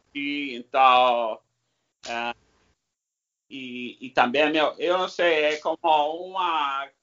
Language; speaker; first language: Portuguese; non-native, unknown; English